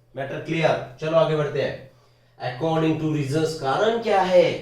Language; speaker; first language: Hindi; non-native, local second language; Marathi